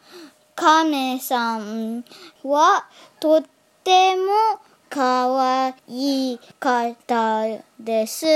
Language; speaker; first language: Japanese; early bilingual, heritage; Japanese